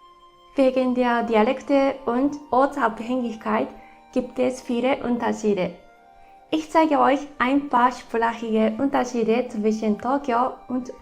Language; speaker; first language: German; non-native, fluent; Japanese